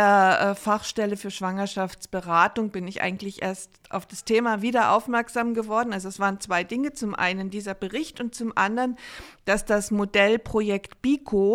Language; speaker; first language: German; native; German